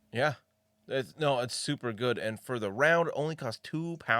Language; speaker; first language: English; native; English